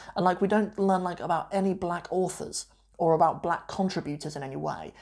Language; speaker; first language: English; native; English